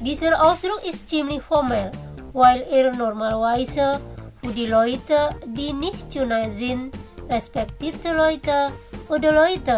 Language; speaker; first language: German; non-native, fluent; Indonesian